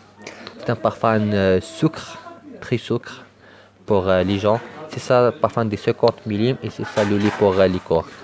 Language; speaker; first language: French; non-native, learner; Arabic